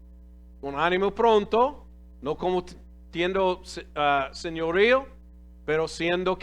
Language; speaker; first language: Spanish; non-native, fluent; English